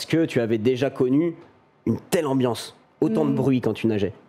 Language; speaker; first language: French; native; French